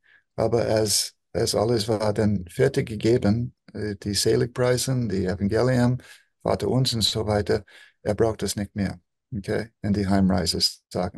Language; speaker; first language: German; non-native, fluent; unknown